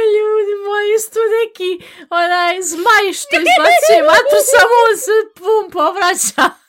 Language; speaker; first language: Bosnian; early bilingual, heritage; Bosnian